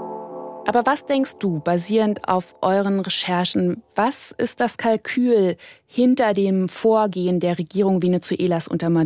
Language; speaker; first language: German; native; German